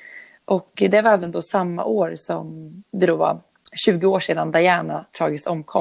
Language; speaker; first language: Swedish; native; Swedish